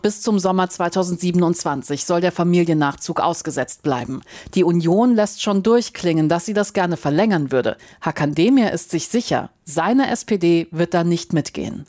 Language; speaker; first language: German; native; German